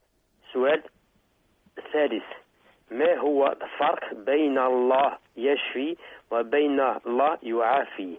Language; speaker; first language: Arabic; non-native, learner; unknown